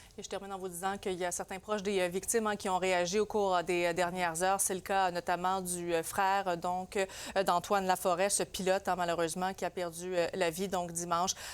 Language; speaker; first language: French; native; French